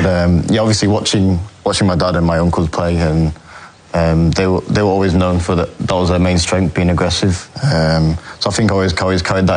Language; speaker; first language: English; native; English